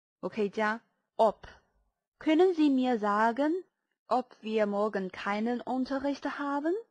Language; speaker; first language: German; non-native, fluent; Chinese